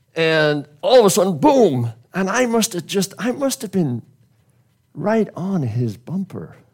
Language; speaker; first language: English; native; English